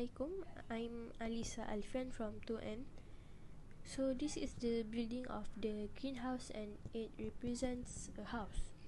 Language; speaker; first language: English; non-native, local second language; Malay